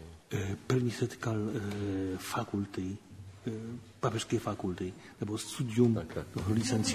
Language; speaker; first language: Czech; non-native, fluent; Polish